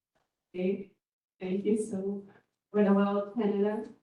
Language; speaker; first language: English; non-native, learner; Spanish